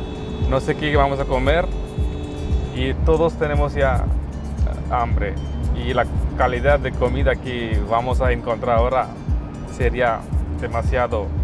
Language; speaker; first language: Spanish; non-native, fluent; Hindi